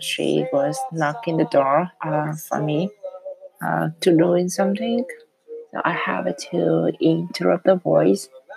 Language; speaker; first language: English; non-native, learner; Vietnamese